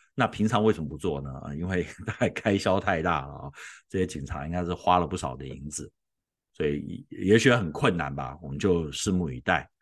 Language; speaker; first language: Chinese; native; Chinese